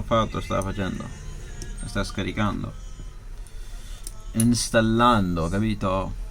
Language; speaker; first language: Italian; non-native, learner; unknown